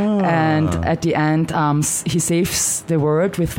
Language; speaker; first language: English; non-native, fluent; German